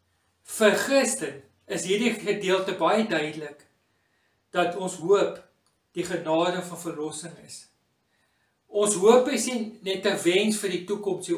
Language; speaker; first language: Afrikaans; native; Afrikaans